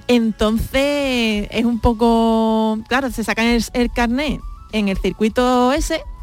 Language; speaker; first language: Spanish; native; Spanish